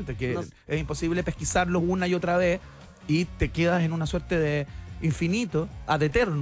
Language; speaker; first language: Spanish; native; Spanish